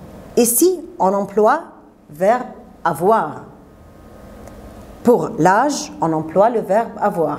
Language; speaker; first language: French; non-native, fluent; Arabic